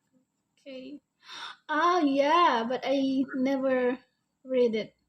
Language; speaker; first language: English; non-native, learner; Indonesian